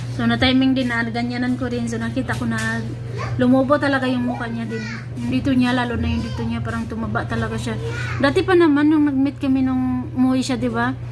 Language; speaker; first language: Filipino; non-native, local second language; Cebuano